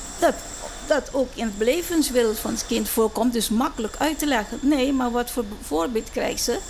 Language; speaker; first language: Dutch; non-native, local second language; Papiamento